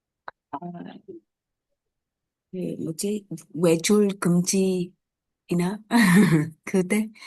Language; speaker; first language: Korean; non-native, learner; Vietnamese